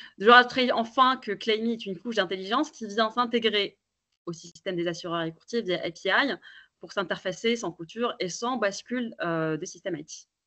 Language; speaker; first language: French; native; French